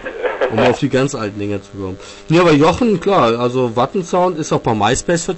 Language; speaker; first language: German; native; German